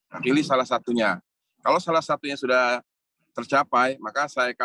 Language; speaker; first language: Indonesian; native; Indonesian